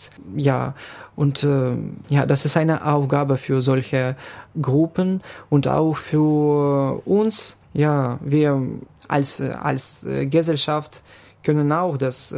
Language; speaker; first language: German; non-native, fluent; Ukrainian